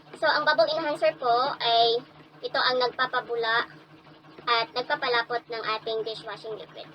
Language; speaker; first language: Filipino; non-native, local second language; Cebuano